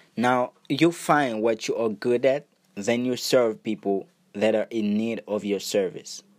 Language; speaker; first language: English; non-native, fluent; Haitian Creole